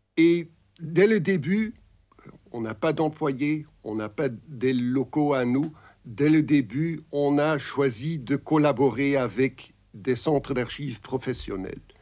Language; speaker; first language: French; non-native, local second language; Dutch